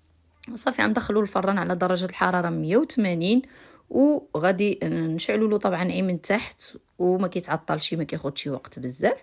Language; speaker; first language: Arabic; native; Arabic